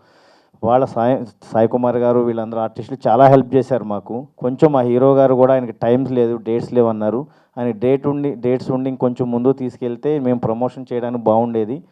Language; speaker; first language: Telugu; native; Telugu